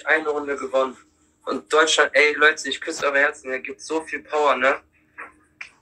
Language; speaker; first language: German; native; German